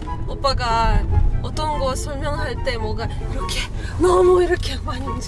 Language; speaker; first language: Korean; non-native, fluent; Russian